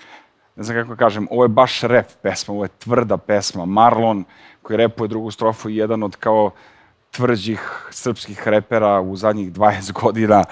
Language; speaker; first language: Serbian; native; Serbian